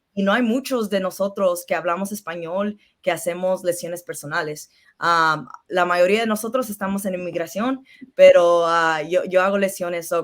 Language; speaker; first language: Spanish; early bilingual, heritage; Spanish